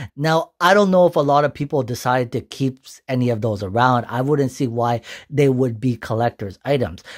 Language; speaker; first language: English; native; English